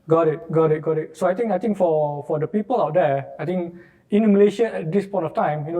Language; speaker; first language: English; non-native, local second language; Malay